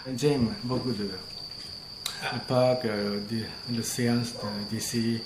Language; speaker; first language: French; non-native, learner; Japanese